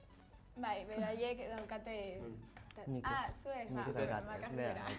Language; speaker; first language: Basque; non-native, local second language; Spanish